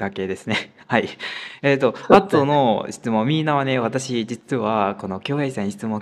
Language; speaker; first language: Japanese; non-native, fluent; Burmese